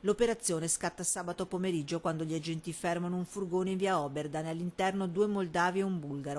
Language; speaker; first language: Italian; native; Italian